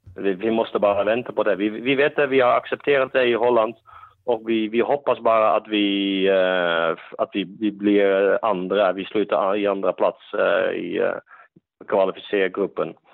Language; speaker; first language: Swedish; non-native, fluent; Dutch